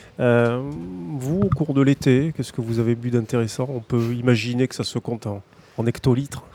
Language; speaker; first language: French; native; French